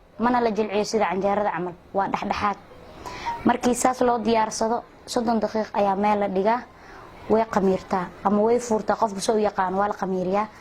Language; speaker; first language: Somali; non-native, local second language; Swahili